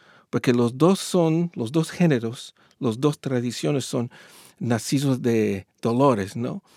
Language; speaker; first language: Spanish; non-native, learner; English